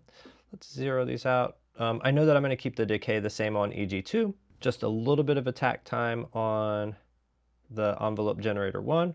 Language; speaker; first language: English; native; English